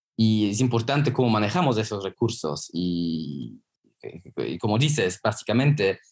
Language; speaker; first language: Spanish; non-native, fluent; Luxembourgish